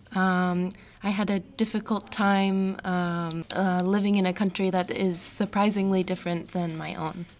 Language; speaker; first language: English; native; English